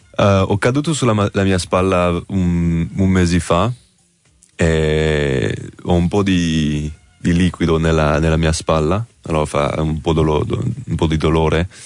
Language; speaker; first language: Italian; non-native, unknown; French